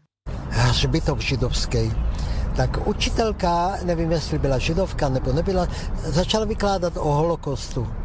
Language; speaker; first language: Czech; early bilingual, heritage; Czech